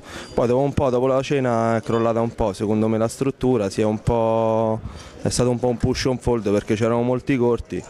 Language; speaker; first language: Italian; native; Italian